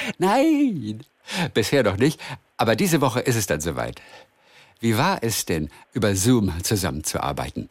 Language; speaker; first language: German; native; German